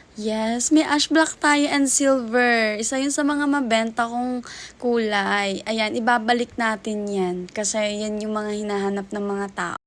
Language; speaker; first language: Filipino; native; Filipino